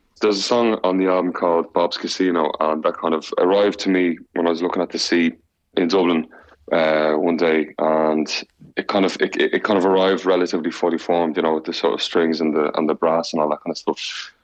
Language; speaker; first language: English; native; English